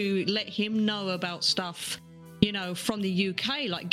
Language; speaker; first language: English; native; English